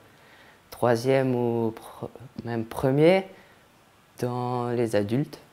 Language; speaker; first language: French; non-native, fluent; Polish